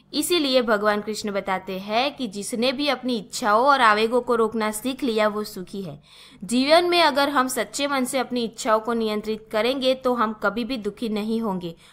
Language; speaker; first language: Hindi; non-native, local second language; Gujarati